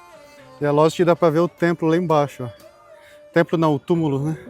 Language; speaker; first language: Portuguese; native; Portuguese